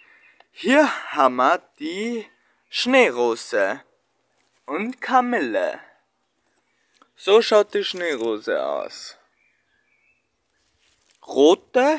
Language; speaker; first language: German; non-native, learner; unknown